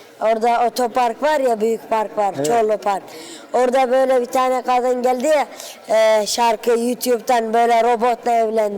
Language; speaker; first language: Turkish; early bilingual, other home language; Arabic